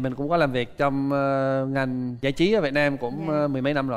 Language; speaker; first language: Vietnamese; non-native, fluent; English